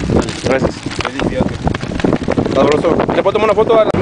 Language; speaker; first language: Spanish; non-native, learner; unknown